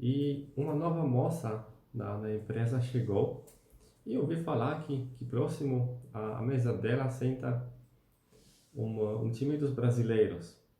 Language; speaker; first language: Portuguese; non-native, fluent; Polish